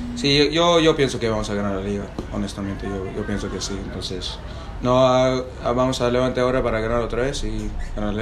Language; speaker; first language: Spanish; non-native, fluent; English